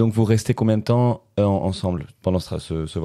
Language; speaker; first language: French; native; French